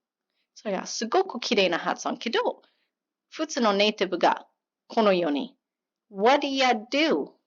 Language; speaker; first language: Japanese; non-native, learner; English